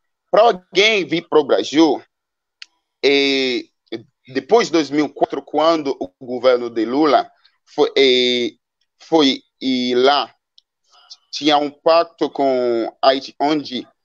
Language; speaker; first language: Portuguese; non-native, fluent; Haitian Creole